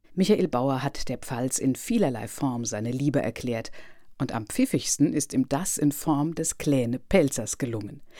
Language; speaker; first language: German; native; German